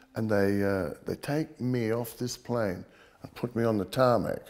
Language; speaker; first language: English; native; English